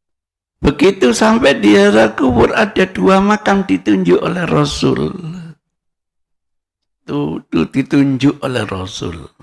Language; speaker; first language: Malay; non-native, local second language; Javanese